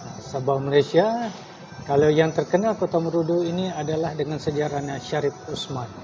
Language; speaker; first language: Malay; native; Malay